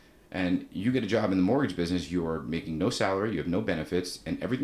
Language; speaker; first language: English; native; English